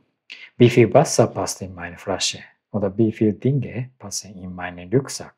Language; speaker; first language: German; non-native, learner; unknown